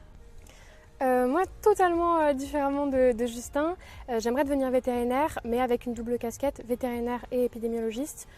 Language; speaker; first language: French; native; French